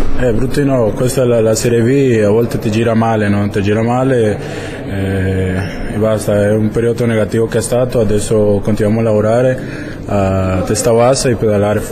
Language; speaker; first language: Italian; non-native, fluent; Spanish